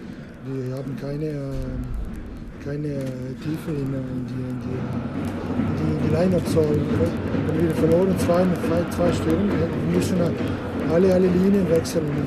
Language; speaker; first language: German; non-native, learner; English